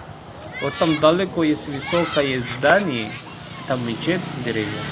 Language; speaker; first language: Russian; non-native, fluent; Javanese